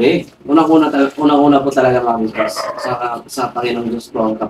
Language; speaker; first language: Filipino; non-native, local second language; Hiligaynon